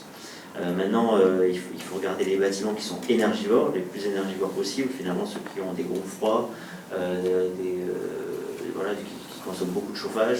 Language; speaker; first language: French; native; French